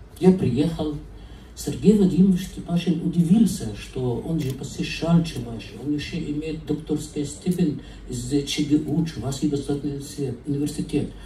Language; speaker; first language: Russian; non-native, fluent; Arabic